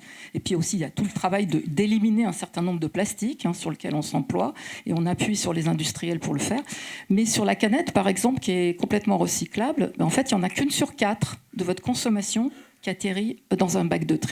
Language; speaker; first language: French; native; French